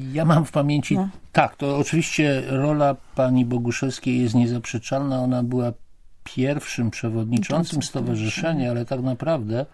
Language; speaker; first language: Polish; native; Polish